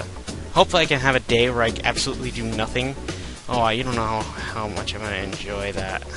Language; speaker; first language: English; native; English